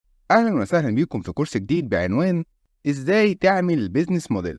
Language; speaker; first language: Arabic; native; Arabic